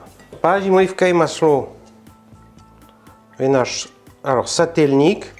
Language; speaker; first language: Russian; non-native, learner; French